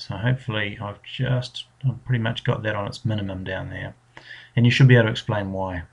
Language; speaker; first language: English; native; English